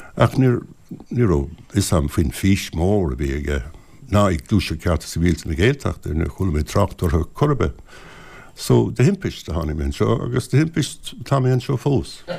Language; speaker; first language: Irish; non-native, local second language; English